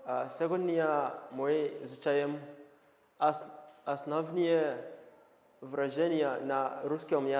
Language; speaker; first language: Russian; non-native, learner; Kinyarwanda